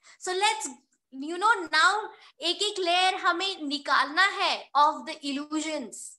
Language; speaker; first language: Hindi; non-native, local second language; Marathi